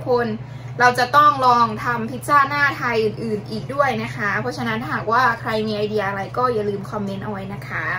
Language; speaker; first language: Thai; native; Thai